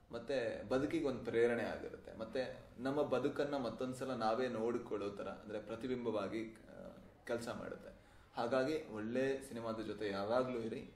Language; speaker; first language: Kannada; non-native, local second language; Tulu